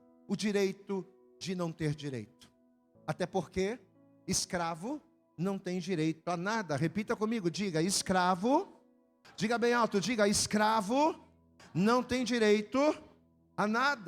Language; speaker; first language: Portuguese; native; Portuguese